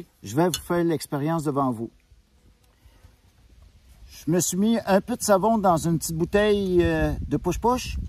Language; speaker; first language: French; native; French